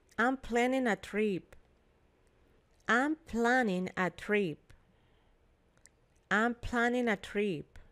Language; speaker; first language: English; non-native, fluent; Spanish